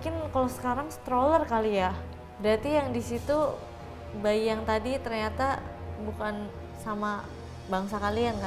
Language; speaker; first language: Indonesian; native; Indonesian